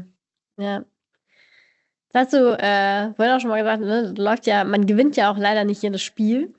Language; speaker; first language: German; native; German